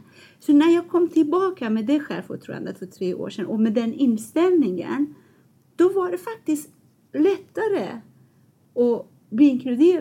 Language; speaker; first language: Swedish; non-native, fluent; Persian